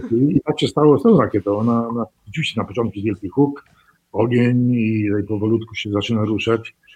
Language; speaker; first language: Polish; early bilingual, heritage; Polish